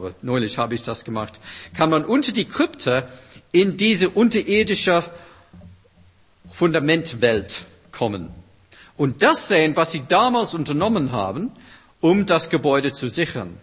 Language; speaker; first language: German; non-native, fluent; English